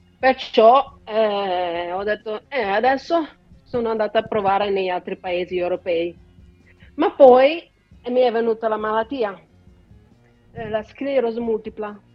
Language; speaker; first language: Italian; non-native, fluent; Dutch